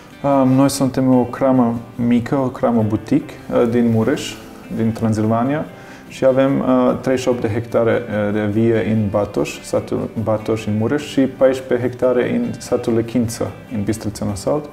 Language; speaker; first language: Romanian; non-native, learner; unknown